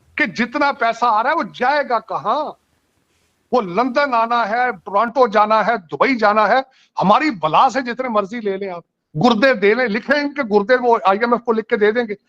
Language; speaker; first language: Urdu; non-native, local second language; Punjabi